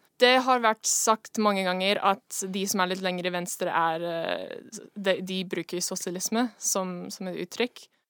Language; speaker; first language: Norwegian; non-native, fluent; English